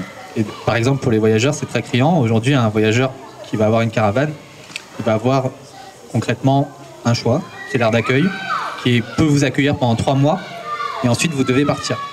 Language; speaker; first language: French; native; French